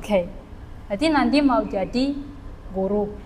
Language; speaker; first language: Indonesian; non-native, fluent; Chinese